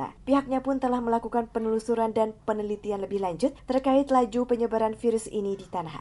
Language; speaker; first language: Indonesian; native; Indonesian